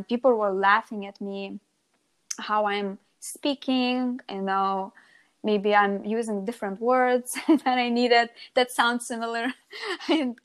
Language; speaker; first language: English; non-native, fluent; Lithuanian